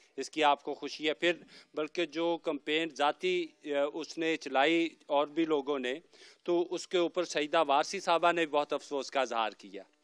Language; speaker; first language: Urdu; native; Urdu